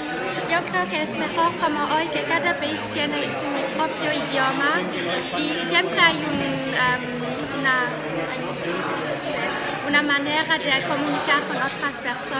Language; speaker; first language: Spanish; non-native, fluent; French